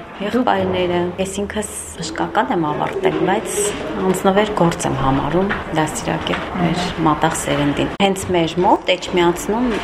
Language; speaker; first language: Armenian; non-native, local second language; Kurdish